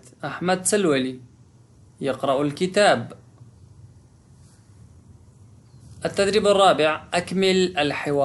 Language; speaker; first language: Arabic; non-native, fluent; Pashto